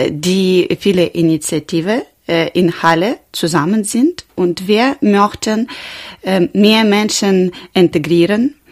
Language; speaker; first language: German; non-native, learner; Ukrainian